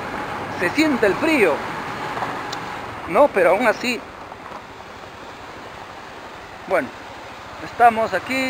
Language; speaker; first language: Spanish; native; Spanish